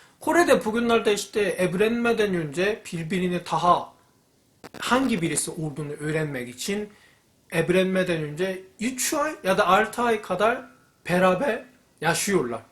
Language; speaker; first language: Turkish; non-native, fluent; Korean